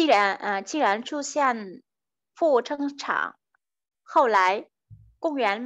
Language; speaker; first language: Chinese; non-native, learner; Vietnamese